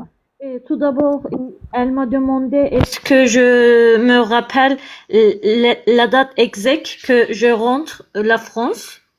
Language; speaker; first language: French; non-native, learner; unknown